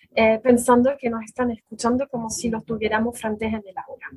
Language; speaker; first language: Spanish; non-native, fluent; French